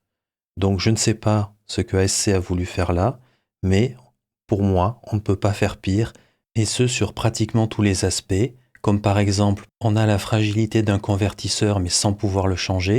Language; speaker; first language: French; native; French